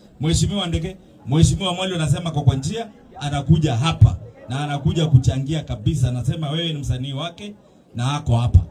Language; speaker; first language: Swahili; non-native, local second language; Kamba